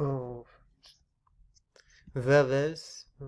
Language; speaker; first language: French; non-native, learner; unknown